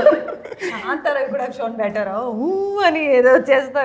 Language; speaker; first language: Telugu; non-native, learner; Kannada